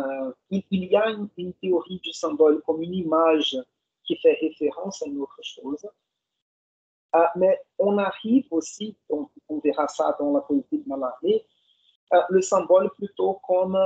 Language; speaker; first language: French; non-native, fluent; Portuguese